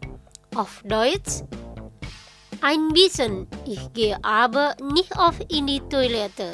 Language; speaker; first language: German; non-native, learner; Indonesian